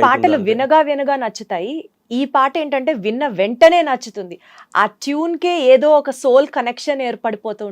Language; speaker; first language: Telugu; native; Telugu